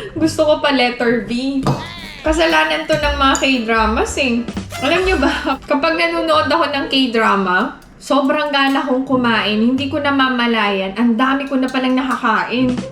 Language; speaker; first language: Filipino; native; Filipino